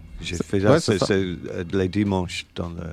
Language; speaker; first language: French; non-native, learner; English